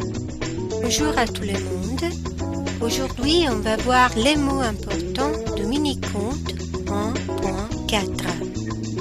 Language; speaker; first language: French; non-native, fluent; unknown